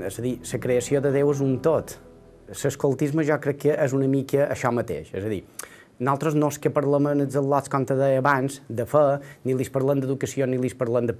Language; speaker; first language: Catalan; native; Catalan